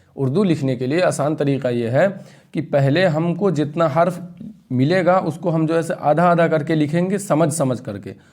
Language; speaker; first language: Hindi; native; Hindi